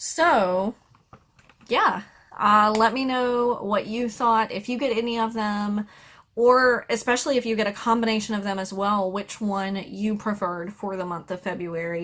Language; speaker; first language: English; native; English